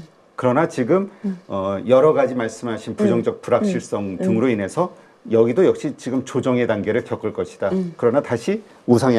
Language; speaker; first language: Korean; native; Korean